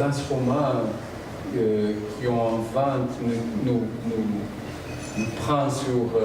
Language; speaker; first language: French; non-native, fluent; Portuguese